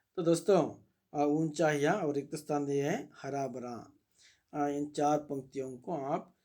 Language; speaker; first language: Hindi; non-native, local second language; Kannada